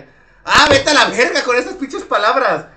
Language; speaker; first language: Spanish; native; Spanish